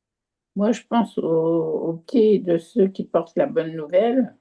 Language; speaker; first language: French; native; French